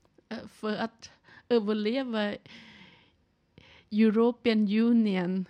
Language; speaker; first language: Swedish; non-native, learner; Thai